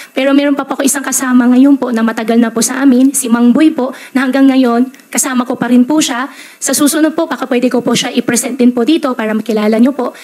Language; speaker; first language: Filipino; native; Filipino